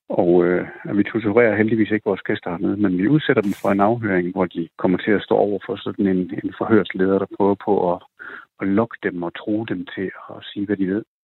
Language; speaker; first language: Danish; native; Danish